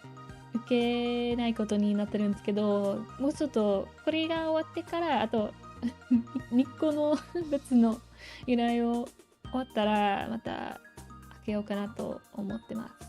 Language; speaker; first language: Japanese; non-native, fluent; English